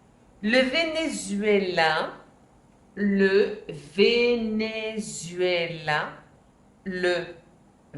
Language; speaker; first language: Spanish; non-native, fluent; French